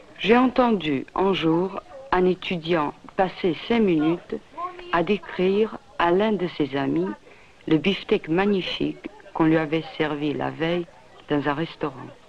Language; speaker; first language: French; non-native, fluent; Serbian